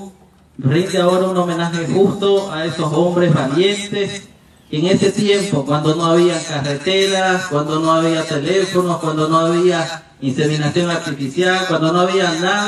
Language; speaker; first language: Spanish; native; Spanish